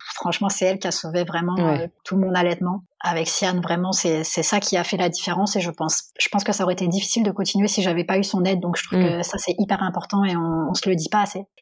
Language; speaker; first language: French; native; French